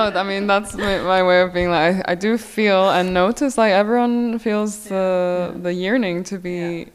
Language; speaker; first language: English; non-native, local second language; Korean